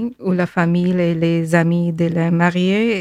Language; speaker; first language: French; non-native, learner; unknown